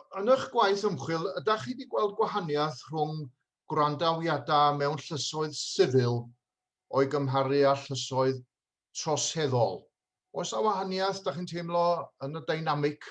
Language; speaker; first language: Welsh; native; Welsh